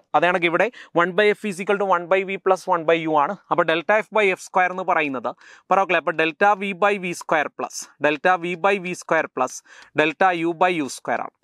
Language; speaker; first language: Malayalam; native; Malayalam